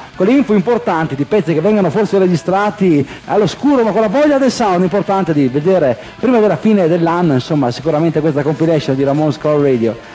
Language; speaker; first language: Italian; native; Italian